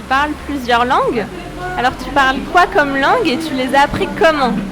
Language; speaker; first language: French; native; French